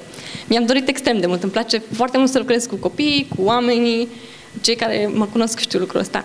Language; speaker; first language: Romanian; native; Romanian